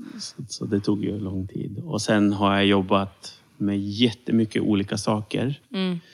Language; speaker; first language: Swedish; early bilingual, other home language; Romany